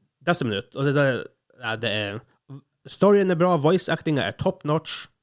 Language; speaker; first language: Norwegian; native; Norwegian